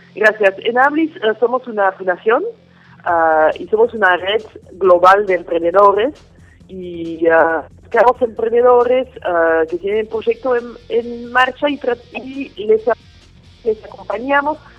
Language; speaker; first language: Spanish; non-native, fluent; Dutch